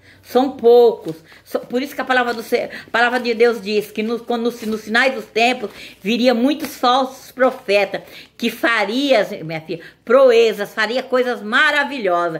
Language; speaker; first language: Portuguese; native; Portuguese